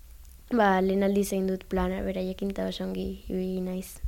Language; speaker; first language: Basque; non-native, local second language; Spanish